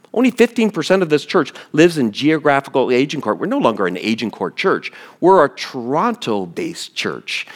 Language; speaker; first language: English; native; English